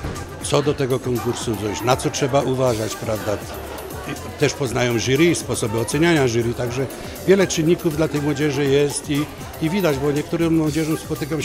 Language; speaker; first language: Polish; native; Polish